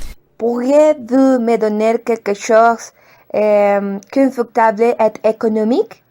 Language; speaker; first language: French; non-native, learner; Spanish